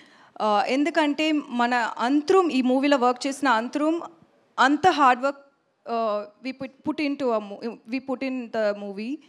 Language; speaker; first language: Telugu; non-native, learner; Tamil